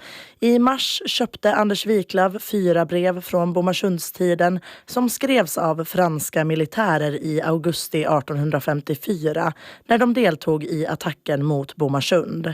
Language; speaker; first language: Swedish; native; Swedish